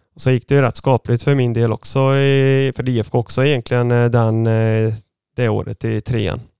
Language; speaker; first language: Swedish; early bilingual, other home language; Bosnian